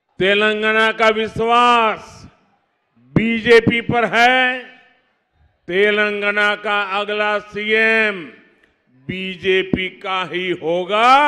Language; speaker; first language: Hindi; non-native, local second language; Gujarati